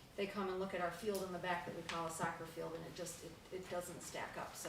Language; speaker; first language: English; native; English